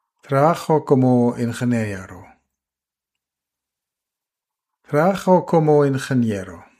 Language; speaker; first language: Spanish; non-native, fluent; German